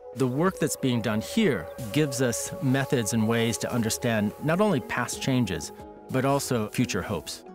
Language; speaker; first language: English; native; English